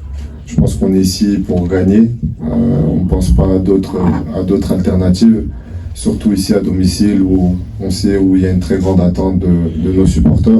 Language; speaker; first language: French; native; French